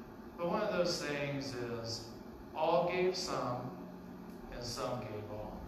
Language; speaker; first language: English; native; English